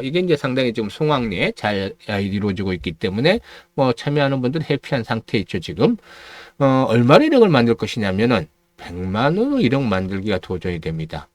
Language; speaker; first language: Korean; native; Korean